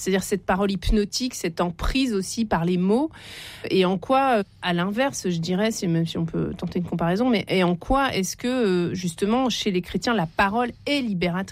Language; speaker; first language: French; native; French